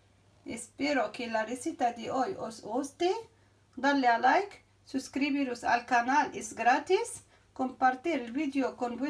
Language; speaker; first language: Spanish; non-native, fluent; Arabic